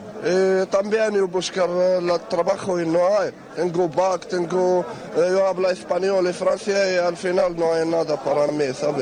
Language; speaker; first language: Spanish; non-native, learner; Arabic